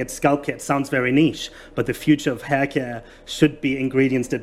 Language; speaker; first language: English; non-native, fluent; German